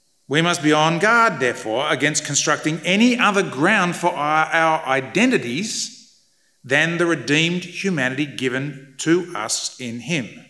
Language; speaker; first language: English; native; English